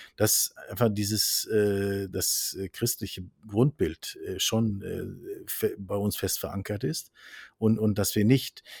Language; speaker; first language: German; non-native, fluent; Norwegian